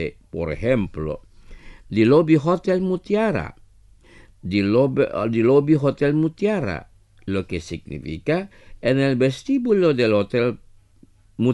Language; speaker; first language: Spanish; non-native, fluent; Indonesian